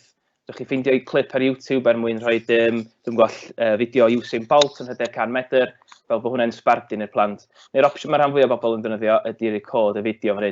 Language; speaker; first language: Welsh; native; Welsh